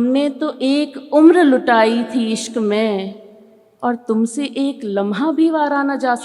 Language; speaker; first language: Hindi; native; Hindi